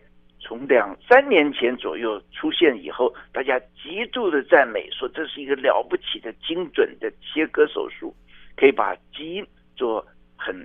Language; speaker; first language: Chinese; native; Chinese